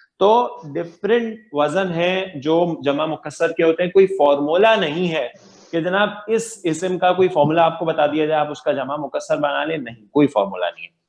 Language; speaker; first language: Urdu; native; Urdu